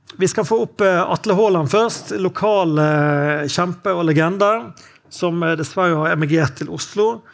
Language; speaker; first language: Norwegian; native; Norwegian